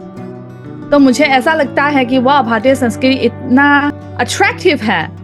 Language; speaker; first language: Hindi; non-native, learner; Chinese